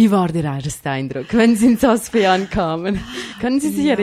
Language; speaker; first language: German; native; German